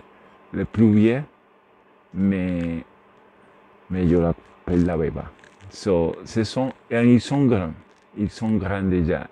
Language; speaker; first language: French; non-native, learner; Spanish